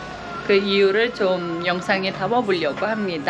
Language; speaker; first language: Korean; non-native, fluent; Uzbek